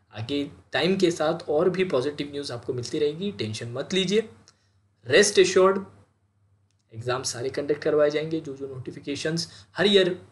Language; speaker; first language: Hindi; native; Hindi